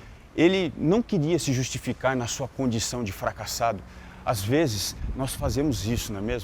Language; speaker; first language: Portuguese; native; Portuguese